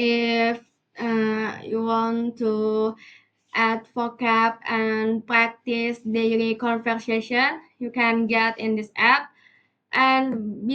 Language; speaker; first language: English; non-native, learner; Indonesian